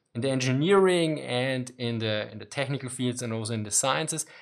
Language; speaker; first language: English; non-native, fluent; German